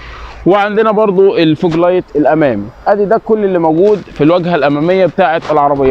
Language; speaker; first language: Arabic; native; Arabic